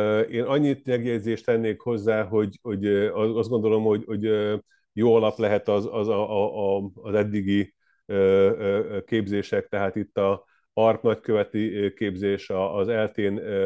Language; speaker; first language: Hungarian; native; Hungarian